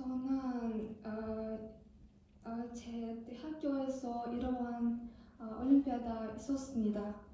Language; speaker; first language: Korean; non-native, learner; Kazakh